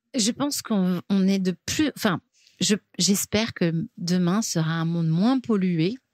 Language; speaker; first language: French; native; French